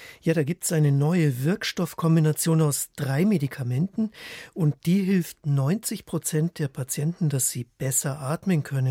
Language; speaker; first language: German; native; German